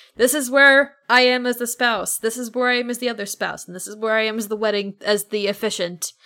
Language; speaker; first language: English; native; English